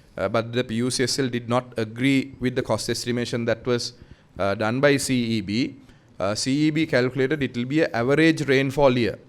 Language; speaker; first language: English; non-native, local second language; Sinhala